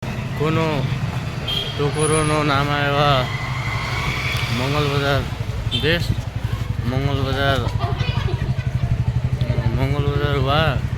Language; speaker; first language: Japanese; non-native, learner; Nepali